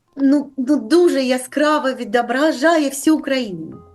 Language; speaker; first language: Ukrainian; native; Ukrainian